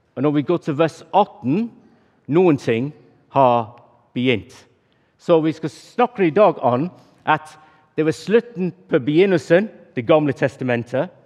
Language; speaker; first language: Norwegian; non-native, fluent; English